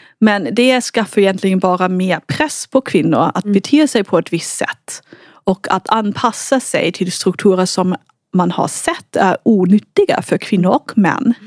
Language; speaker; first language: Swedish; non-native, fluent; German